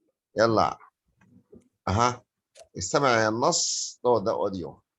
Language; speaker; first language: Arabic; native; Arabic